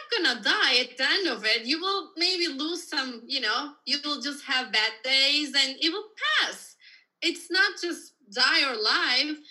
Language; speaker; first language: English; non-native, fluent; Turkish